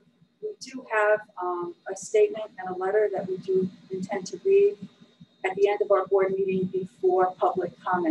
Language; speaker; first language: English; native; English